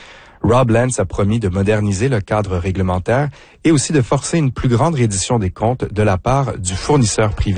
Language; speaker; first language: French; native; French